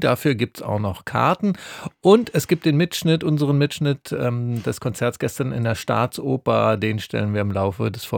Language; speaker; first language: German; native; German